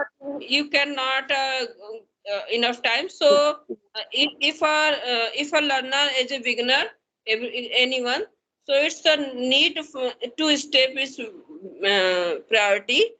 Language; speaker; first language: English; non-native, learner; Hindi